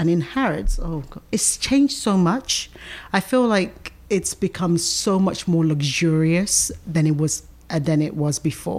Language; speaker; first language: English; native; English